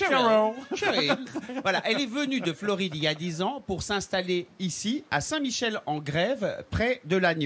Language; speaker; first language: French; native; French